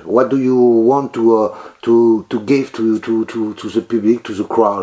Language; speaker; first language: English; non-native, learner; French